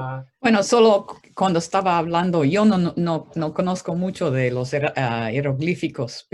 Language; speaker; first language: Spanish; non-native, fluent; English